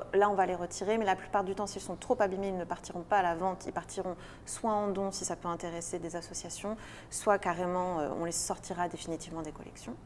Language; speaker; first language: French; native; French